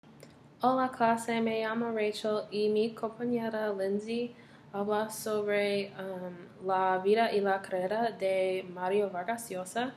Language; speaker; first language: Spanish; non-native, learner; English